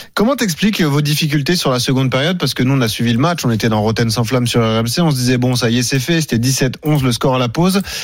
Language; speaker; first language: French; native; French